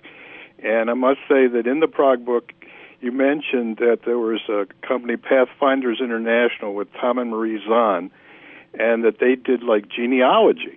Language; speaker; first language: English; native; English